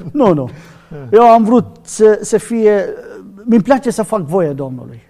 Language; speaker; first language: Romanian; non-native, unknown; Arabic